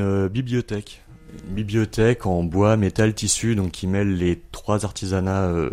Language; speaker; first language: French; native; French